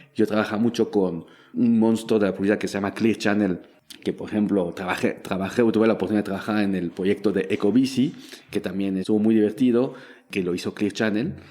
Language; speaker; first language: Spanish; non-native, fluent; French